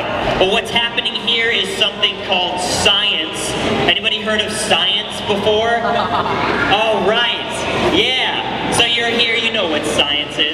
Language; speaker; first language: English; native; English